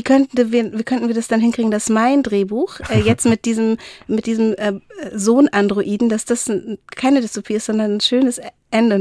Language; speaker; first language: German; native; German